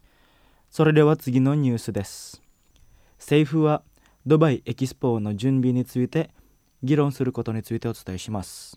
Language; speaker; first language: Japanese; non-native, fluent; Indonesian